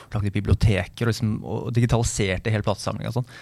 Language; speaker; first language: Norwegian; native; Norwegian